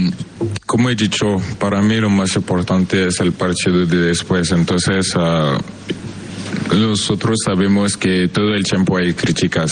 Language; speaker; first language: Spanish; non-native, fluent; French